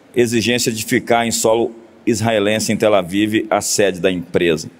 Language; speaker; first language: Portuguese; non-native, fluent; Hebrew